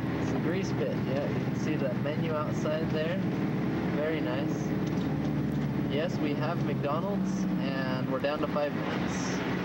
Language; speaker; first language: English; native; English